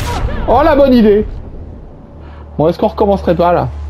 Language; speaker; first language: French; native; French